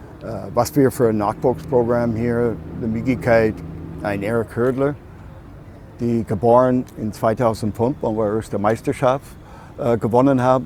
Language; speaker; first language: German; non-native, fluent; English